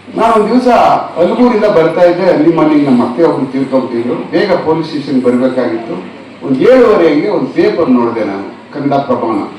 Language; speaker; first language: Kannada; native; Kannada